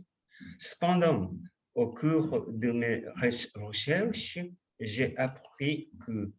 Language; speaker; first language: French; non-native, fluent; Japanese